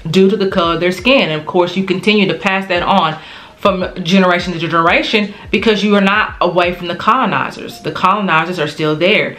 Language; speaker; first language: English; native; English